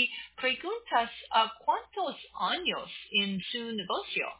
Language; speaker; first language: Spanish; non-native, learner; English